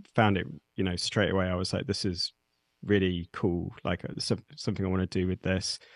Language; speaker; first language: English; native; English